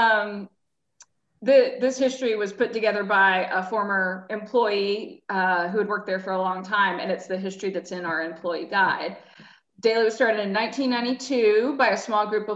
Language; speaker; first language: English; native; English